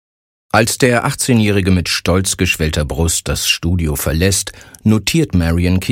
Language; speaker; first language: German; native; German